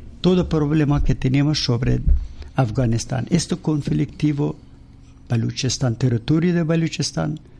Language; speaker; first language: Spanish; non-native, learner; Persian